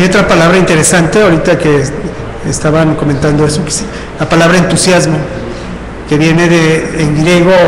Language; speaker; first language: Spanish; native; Spanish